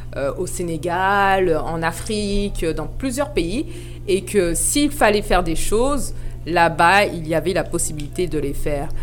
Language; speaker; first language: French; native; French